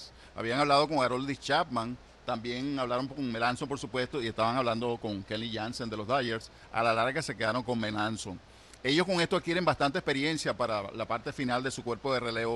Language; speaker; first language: Spanish; native; Spanish